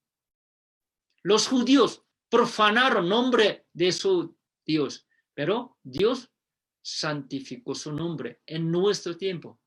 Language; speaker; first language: Spanish; non-native, fluent; Korean